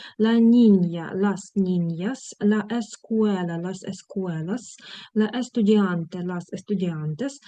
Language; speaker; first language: Spanish; non-native, fluent; Ukrainian